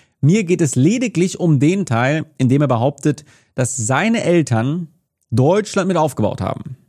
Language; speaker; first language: German; native; German